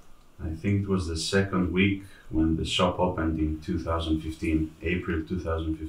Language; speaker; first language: English; non-native, fluent; Greek